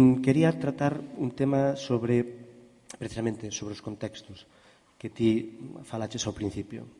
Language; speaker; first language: Galician; non-native, local second language; Spanish